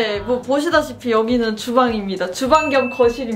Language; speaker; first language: Korean; native; Korean